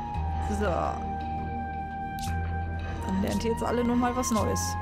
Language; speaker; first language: German; native; German